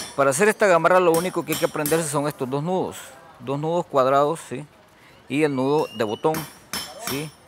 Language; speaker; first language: Spanish; native; Spanish